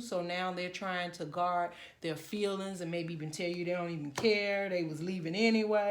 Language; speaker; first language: English; native; English